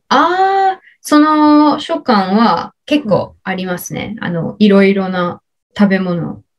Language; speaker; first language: Japanese; non-native, learner; English